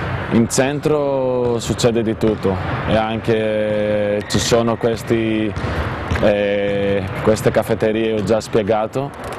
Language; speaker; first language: Italian; non-native, fluent; Greek